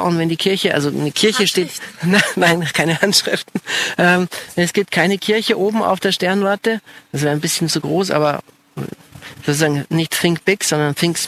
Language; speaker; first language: German; native; German